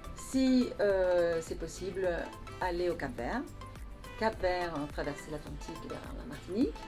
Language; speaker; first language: French; non-native, fluent; Spanish